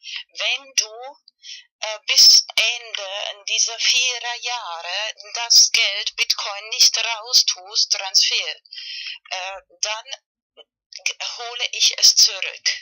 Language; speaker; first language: German; non-native, learner; Spanish